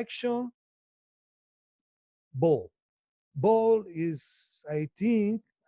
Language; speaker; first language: English; non-native, learner; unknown